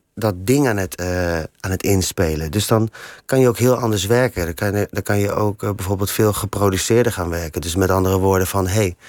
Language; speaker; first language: Dutch; native; Dutch